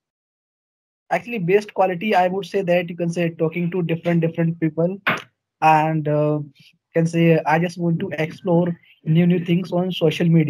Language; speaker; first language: English; non-native, learner; Hindi